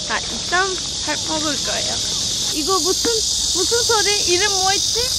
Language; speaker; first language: Korean; non-native, learner; Turkish